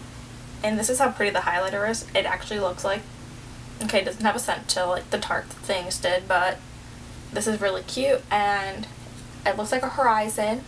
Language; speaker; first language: English; native; English